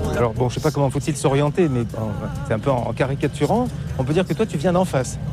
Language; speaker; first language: French; native; French